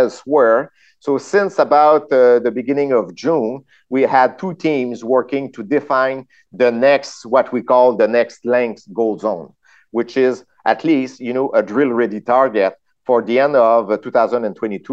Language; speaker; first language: English; non-native, fluent; French